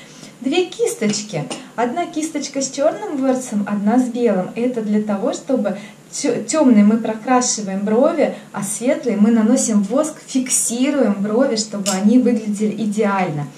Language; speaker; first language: Russian; native; Russian